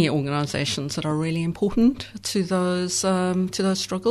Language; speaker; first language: English; native; English